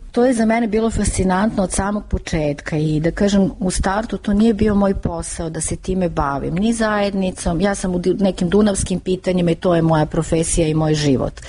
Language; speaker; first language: Serbian; native; Serbian